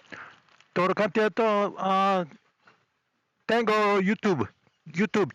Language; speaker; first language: Spanish; non-native, learner; English